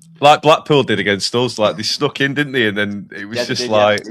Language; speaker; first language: English; native; English